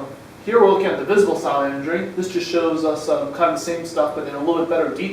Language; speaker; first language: English; native; English